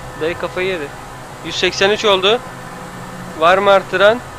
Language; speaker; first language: Turkish; native; Turkish